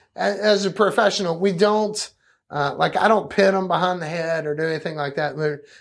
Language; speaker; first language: English; native; English